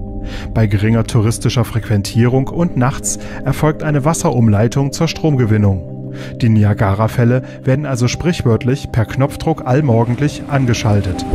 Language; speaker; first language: German; native; German